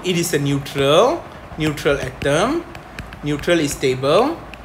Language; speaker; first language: English; non-native, local second language; Malay